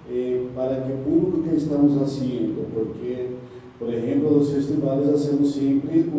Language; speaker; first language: Spanish; non-native, learner; Portuguese